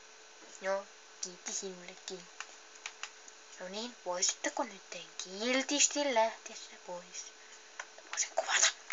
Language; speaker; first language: Finnish; native; Finnish